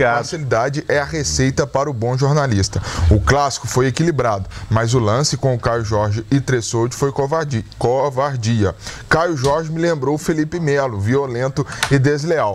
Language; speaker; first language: Portuguese; native; Portuguese